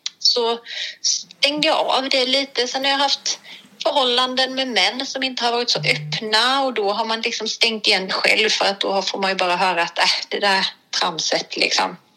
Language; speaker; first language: Swedish; native; Swedish